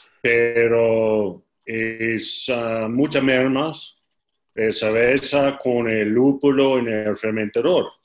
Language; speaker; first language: Spanish; non-native, learner; English